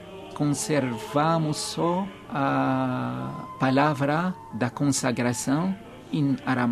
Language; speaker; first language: Portuguese; non-native, fluent; Arabic